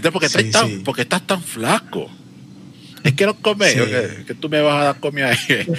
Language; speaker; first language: Spanish; native; Spanish